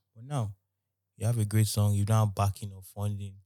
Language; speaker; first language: English; non-native, local second language; Yoruba